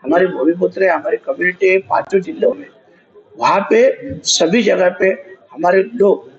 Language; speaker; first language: Hindi; non-native, local second language; Marathi